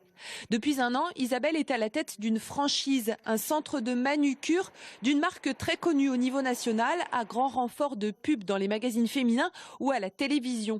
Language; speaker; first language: French; native; French